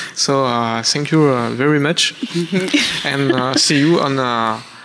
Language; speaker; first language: English; non-native, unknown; French